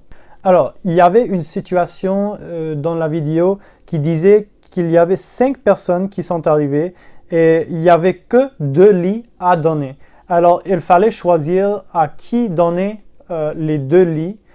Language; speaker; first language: French; non-native, learner; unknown